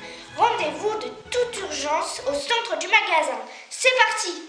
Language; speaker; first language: French; native; French